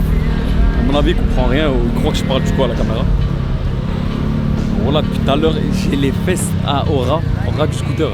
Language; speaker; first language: French; native; French